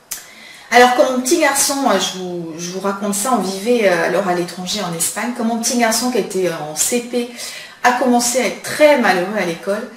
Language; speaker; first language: French; native; French